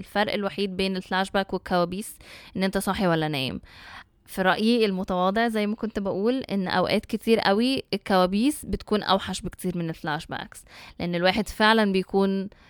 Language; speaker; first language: Arabic; early bilingual, heritage; Arabic